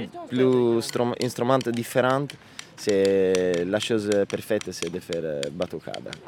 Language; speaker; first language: French; non-native, learner; Italian